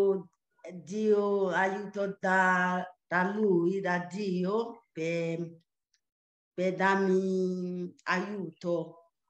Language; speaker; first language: Italian; non-native, learner; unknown